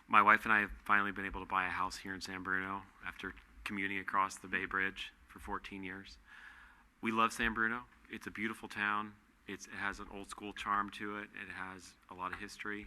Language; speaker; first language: English; native; English